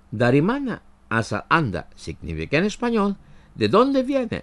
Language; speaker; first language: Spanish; non-native, fluent; Indonesian